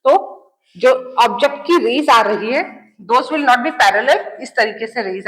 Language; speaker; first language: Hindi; native; Hindi